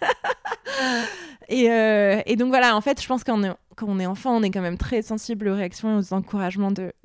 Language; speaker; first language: French; non-native, local second language; Arabic